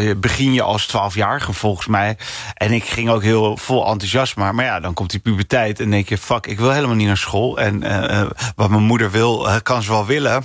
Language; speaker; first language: Dutch; early bilingual, other home language; Punjabi